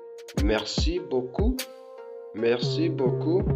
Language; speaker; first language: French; non-native, learner; Kinyarwanda